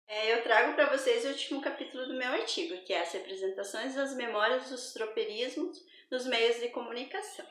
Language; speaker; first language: Portuguese; native; Portuguese